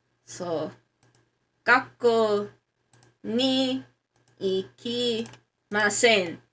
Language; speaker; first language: Japanese; non-native, learner; English